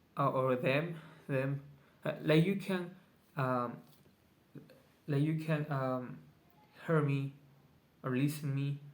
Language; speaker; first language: English; non-native, learner; Spanish